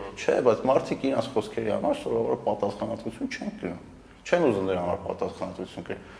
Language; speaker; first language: Armenian; native; Armenian